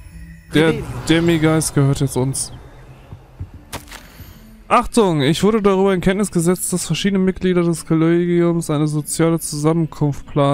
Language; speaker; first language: German; native; German